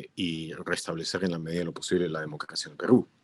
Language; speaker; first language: Spanish; native; Spanish